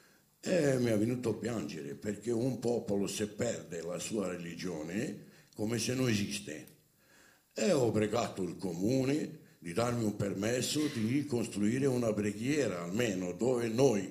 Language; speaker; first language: Italian; non-native, fluent; Romany